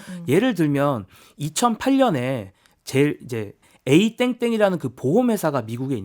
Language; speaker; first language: Korean; native; Korean